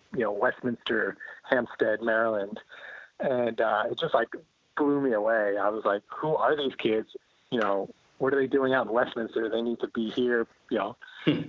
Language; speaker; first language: English; native; English